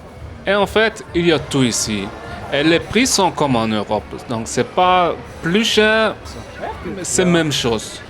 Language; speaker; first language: French; early bilingual, heritage; French